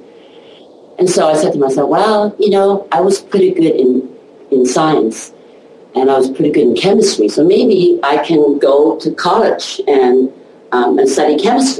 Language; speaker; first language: English; non-native, local second language; Cantonese